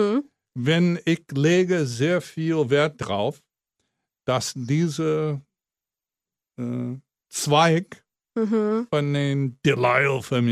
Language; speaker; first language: German; non-native, fluent; English